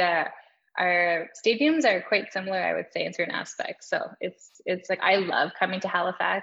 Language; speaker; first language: English; native; English